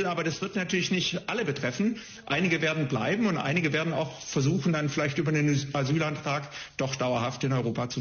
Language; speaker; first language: German; native; German